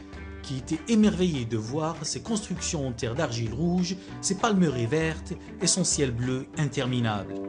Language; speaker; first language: French; native; French